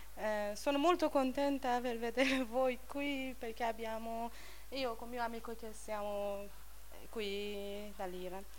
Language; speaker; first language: Italian; non-native, learner; Persian